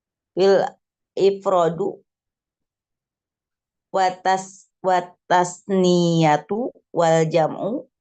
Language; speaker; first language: Arabic; non-native, learner; Indonesian